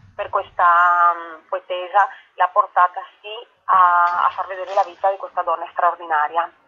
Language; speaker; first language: Italian; non-native, fluent; Spanish